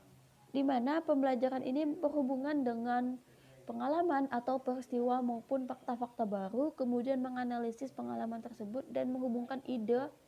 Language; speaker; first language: Indonesian; native; Indonesian